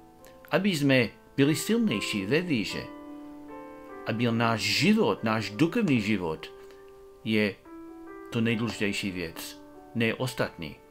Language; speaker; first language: Czech; non-native, fluent; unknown